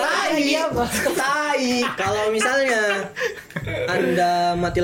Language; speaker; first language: Indonesian; native; Indonesian